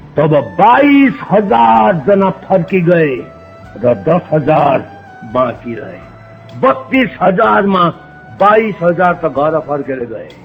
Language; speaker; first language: Nepali; native; Nepali